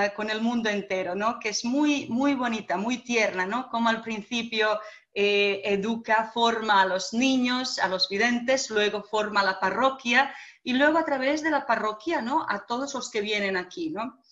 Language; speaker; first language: Spanish; non-native, fluent; Bosnian